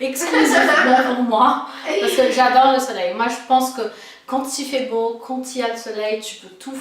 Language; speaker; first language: French; non-native, fluent; Portuguese